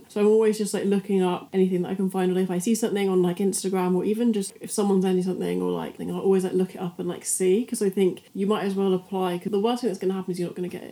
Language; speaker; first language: English; native; English